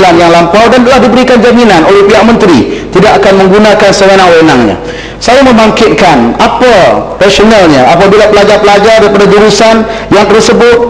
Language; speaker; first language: Malay; native; Malay